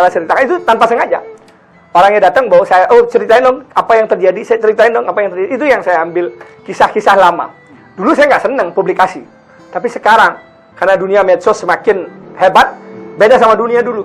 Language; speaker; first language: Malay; non-native, local second language; Balinese